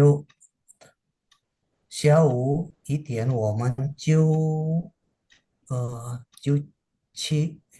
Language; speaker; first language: Chinese; non-native, learner; Indonesian